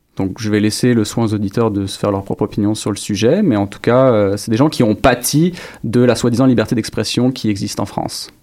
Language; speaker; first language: French; native; French